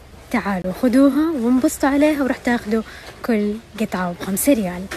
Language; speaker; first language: Arabic; native; Arabic